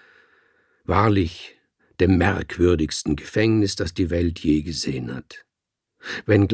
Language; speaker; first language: German; native; German